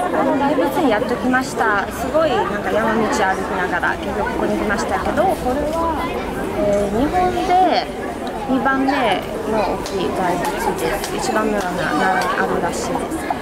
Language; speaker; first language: Japanese; non-native, fluent; Russian